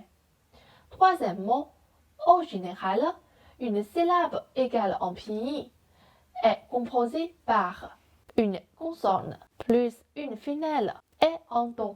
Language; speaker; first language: French; non-native, fluent; Chinese